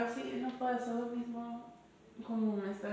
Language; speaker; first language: Spanish; early bilingual, heritage; English